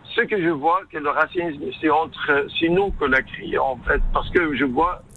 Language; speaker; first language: French; non-native, local second language; Arabic